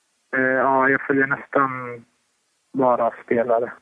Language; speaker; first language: Swedish; early bilingual, other home language; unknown